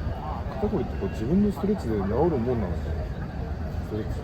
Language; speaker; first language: Japanese; native; Japanese